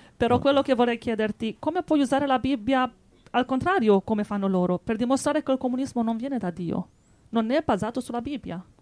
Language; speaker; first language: Italian; non-native, fluent; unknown